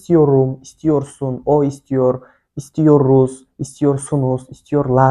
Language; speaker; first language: Turkish; non-native, fluent; Kyrgyz